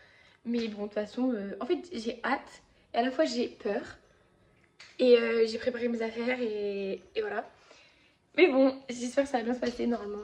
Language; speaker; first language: French; native; French